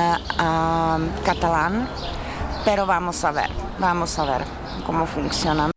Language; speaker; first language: Spanish; non-native, fluent; Czech